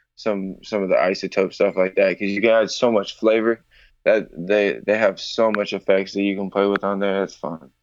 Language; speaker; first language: English; native; English